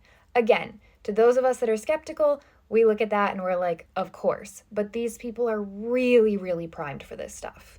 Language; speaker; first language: English; native; English